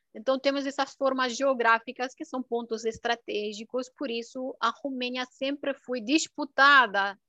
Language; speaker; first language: Portuguese; non-native, fluent; Romanian